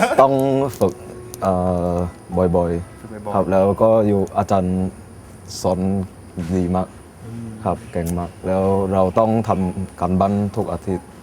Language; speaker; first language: Thai; non-native, learner; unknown